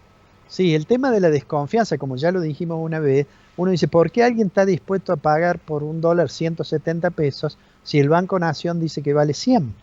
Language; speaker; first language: Spanish; native; Spanish